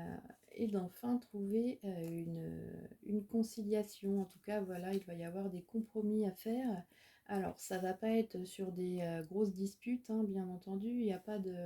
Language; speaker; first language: French; native; French